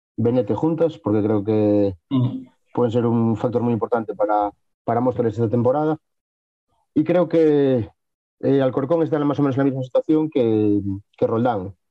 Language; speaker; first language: Spanish; native; Spanish